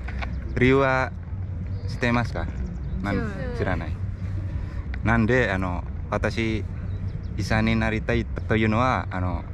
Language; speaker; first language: Japanese; non-native, fluent; Indonesian